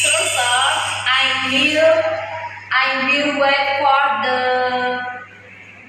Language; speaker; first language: English; non-native, learner; Indonesian